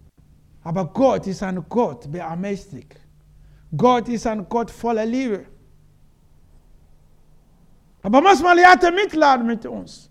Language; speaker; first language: German; non-native, learner; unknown